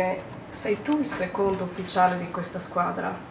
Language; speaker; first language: Italian; native; Italian